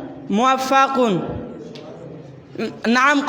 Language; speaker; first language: Arabic; non-native, learner; Bangla